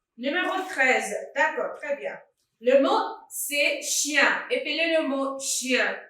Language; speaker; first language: French; non-native, fluent; English